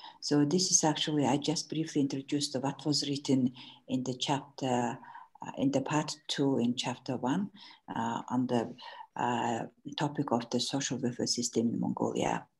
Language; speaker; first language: English; non-native, learner; Mongolian